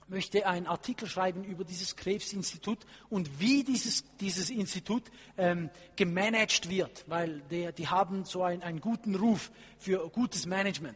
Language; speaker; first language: German; non-native, fluent; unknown